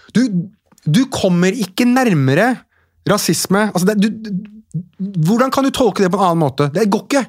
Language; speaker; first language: Norwegian; native; Norwegian